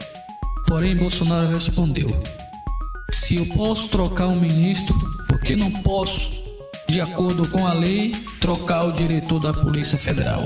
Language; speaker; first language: Portuguese; native; Portuguese